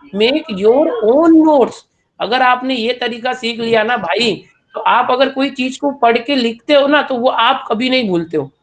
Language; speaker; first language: Hindi; non-native, local second language; Marathi